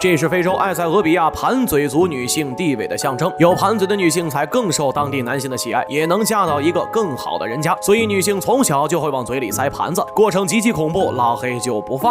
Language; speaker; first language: Chinese; native; Chinese